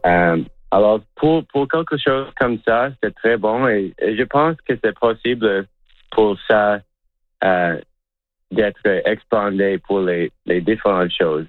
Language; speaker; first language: French; non-native, local second language; English